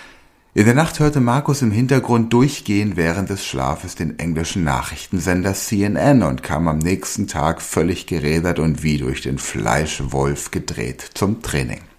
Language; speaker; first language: German; native; German